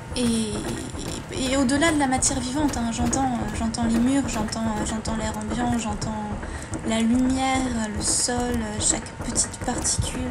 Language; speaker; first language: French; native; French